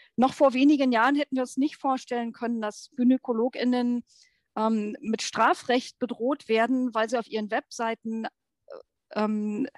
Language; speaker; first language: German; native; German